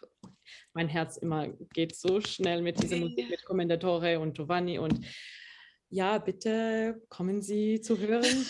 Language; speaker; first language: German; non-native, learner; English